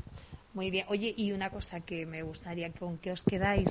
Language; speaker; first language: Spanish; native; Spanish